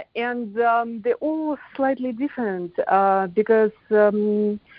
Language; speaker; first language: English; non-native, fluent; Russian